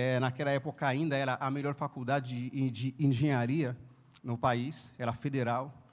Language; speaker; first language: Portuguese; non-native, fluent; Haitian Creole